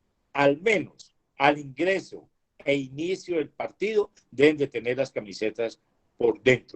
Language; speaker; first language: Spanish; native; Spanish